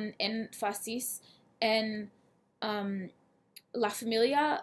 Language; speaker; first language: Spanish; non-native, learner; English